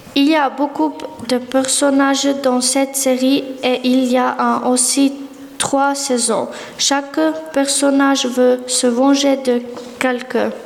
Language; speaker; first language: French; non-native, learner; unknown